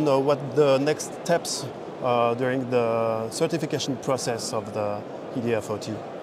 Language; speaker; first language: English; non-native, fluent; French